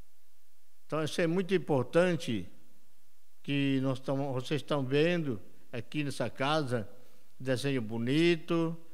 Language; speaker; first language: Portuguese; non-native, local second language; Yanomámi